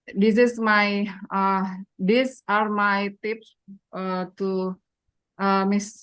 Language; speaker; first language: English; non-native, learner; Indonesian